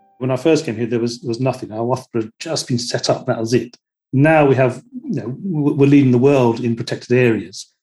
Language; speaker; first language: English; native; English